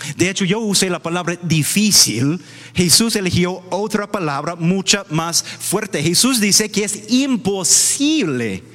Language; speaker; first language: Spanish; non-native, fluent; English